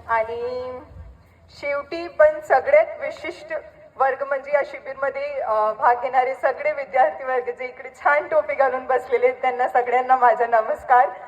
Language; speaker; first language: Marathi; non-native, local second language; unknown